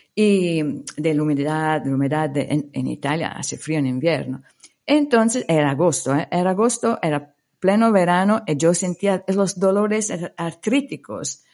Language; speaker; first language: Spanish; non-native, fluent; Italian